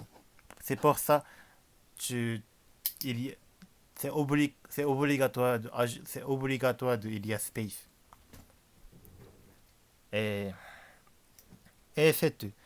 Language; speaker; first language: French; non-native, learner; Japanese